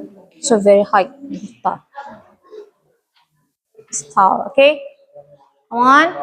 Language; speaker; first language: English; non-native, learner; Indonesian